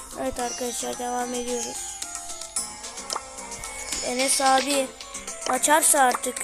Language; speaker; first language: Turkish; native; Turkish